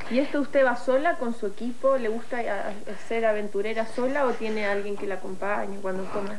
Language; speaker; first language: Spanish; native; Spanish